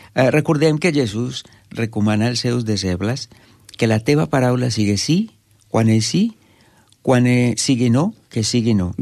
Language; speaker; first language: Catalan; non-native, fluent; Spanish